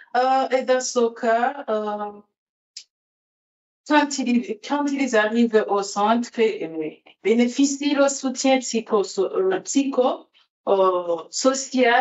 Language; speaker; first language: French; non-native, local second language; Rundi